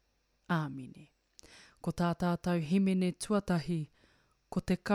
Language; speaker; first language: Māori; non-native, local second language; English